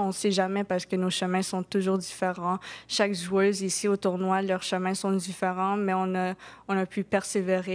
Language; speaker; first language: French; non-native, local second language; English